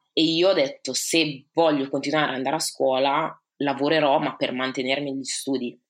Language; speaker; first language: Italian; early bilingual, other home language; Akan